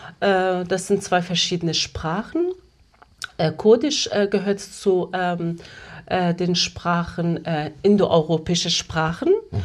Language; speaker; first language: German; early bilingual, other home language; Kurdish